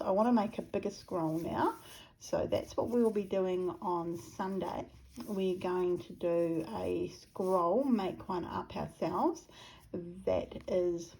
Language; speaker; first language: English; native; English